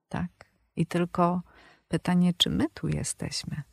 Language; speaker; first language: Polish; native; Polish